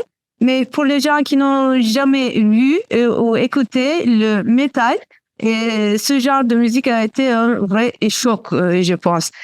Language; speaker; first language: French; non-native, fluent; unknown